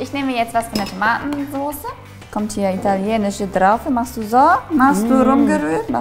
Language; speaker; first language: German; native; German